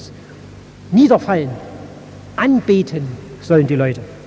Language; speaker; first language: German; native; German